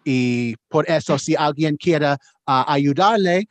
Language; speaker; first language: Spanish; non-native, learner; English